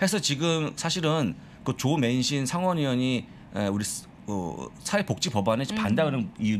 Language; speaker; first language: Korean; native; Korean